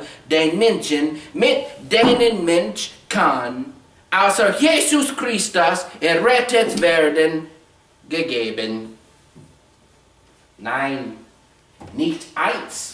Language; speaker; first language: German; non-native, learner; English